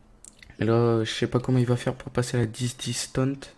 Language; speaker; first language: French; native; French